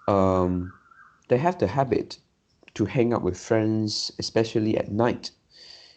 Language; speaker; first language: English; non-native, learner; Chinese